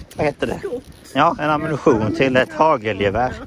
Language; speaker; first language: Swedish; native; Swedish